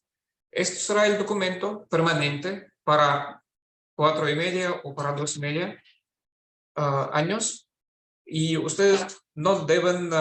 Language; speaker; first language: Spanish; non-native, fluent; Russian